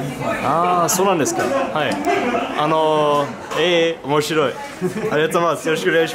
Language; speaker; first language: Japanese; non-native, learner; German